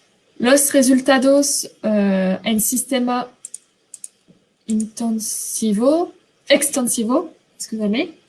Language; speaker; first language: Spanish; non-native, fluent; French